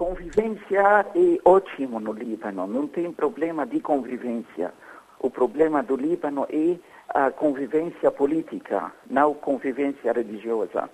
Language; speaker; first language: Portuguese; non-native, fluent; Arabic